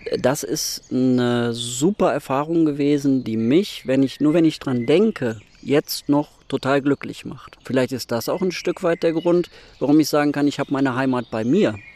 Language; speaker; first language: German; native; German